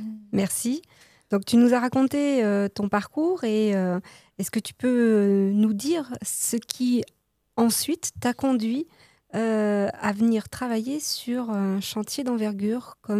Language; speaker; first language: French; native; French